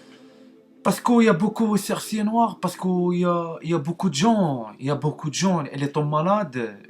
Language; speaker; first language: French; non-native, learner; Arabic